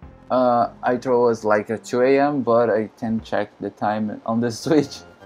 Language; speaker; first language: English; non-native, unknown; Portuguese